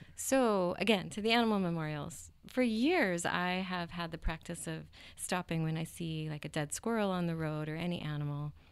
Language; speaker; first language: English; native; English